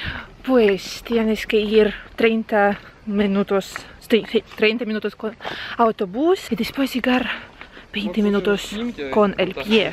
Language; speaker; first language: Spanish; non-native, learner; Russian